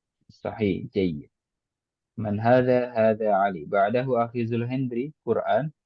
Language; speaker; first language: Arabic; non-native, fluent; Indonesian